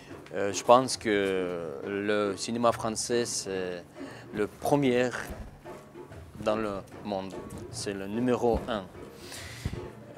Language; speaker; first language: French; non-native, learner; Russian